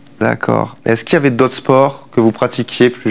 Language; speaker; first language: French; native; French